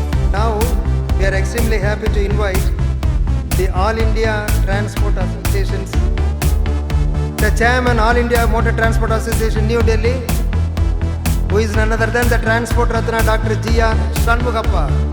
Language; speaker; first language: English; non-native, local second language; Tamil